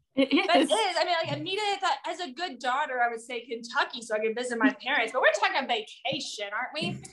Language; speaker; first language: English; native; English